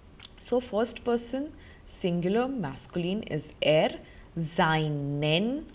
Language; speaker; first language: German; non-native, fluent; Hindi